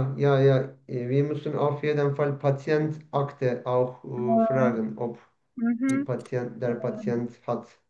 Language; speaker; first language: German; non-native, learner; Turkish